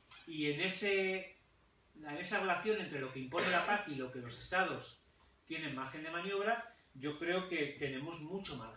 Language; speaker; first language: Spanish; native; Spanish